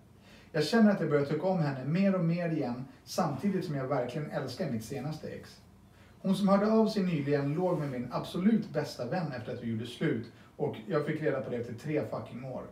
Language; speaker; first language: Swedish; native; Swedish